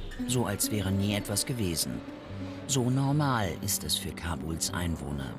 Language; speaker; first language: German; native; German